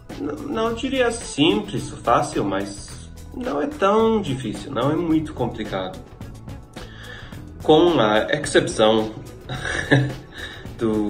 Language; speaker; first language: Portuguese; non-native, fluent; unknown